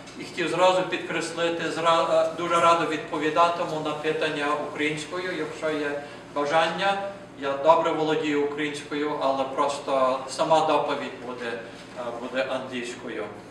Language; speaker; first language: Ukrainian; early bilingual, heritage; Ukrainian